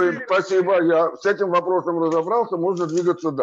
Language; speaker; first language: Russian; native; Russian